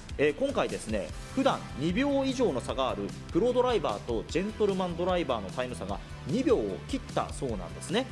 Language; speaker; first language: Japanese; native; Japanese